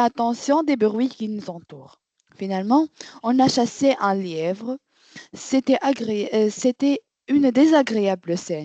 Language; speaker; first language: French; non-native, learner; Arabic